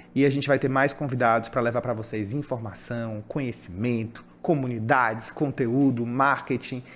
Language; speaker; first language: Portuguese; native; Portuguese